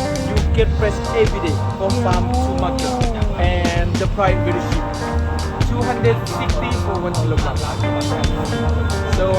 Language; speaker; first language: English; non-native, learner; Thai